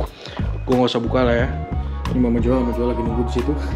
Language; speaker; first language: Indonesian; native; Indonesian